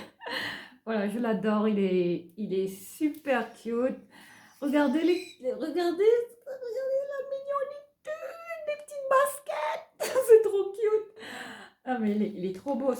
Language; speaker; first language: French; native; French